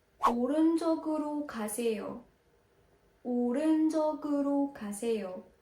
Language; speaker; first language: Korean; non-native, fluent; Ukrainian